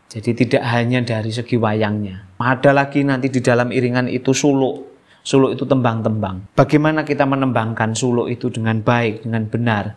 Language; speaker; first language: Indonesian; non-native, local second language; Javanese